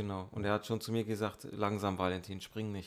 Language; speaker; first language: German; native; German